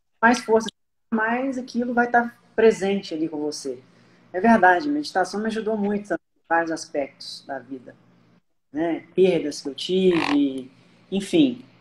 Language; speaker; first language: Portuguese; native; Portuguese